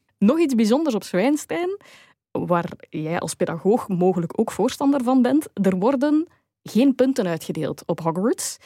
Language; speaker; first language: Dutch; native; Dutch